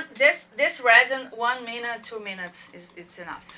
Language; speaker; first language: English; non-native, learner; Portuguese